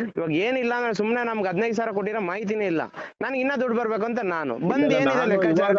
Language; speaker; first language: Kannada; native; Kannada